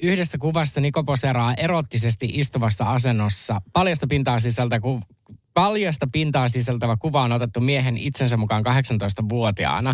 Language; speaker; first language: Finnish; native; Finnish